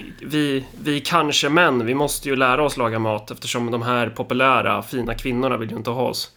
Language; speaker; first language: Swedish; early bilingual, other home language; Somali